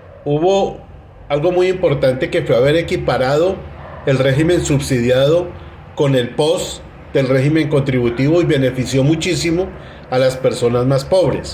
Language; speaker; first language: Spanish; native; Spanish